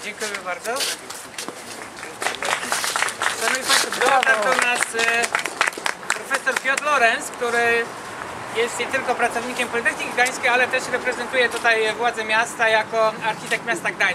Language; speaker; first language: Polish; native; Polish